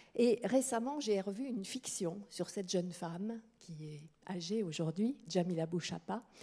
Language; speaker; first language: French; native; French